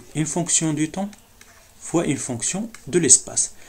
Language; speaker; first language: French; non-native, local second language; Arabic